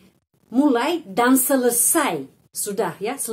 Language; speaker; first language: Indonesian; non-native, fluent; Russian